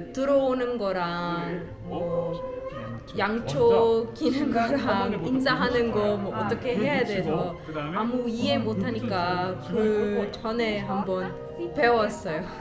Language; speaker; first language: Korean; non-native, learner; German